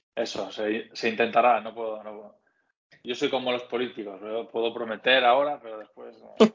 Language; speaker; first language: Spanish; native; Spanish